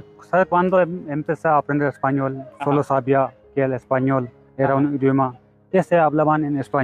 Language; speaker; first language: Spanish; non-native, learner; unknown